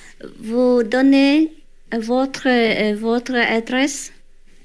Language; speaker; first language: French; non-native, learner; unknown